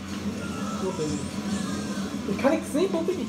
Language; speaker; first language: German; early bilingual, other home language; Vietnamese